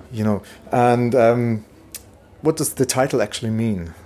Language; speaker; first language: English; non-native, fluent; German